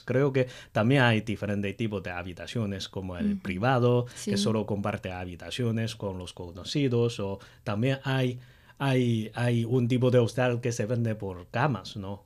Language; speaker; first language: Spanish; non-native, fluent; Chinese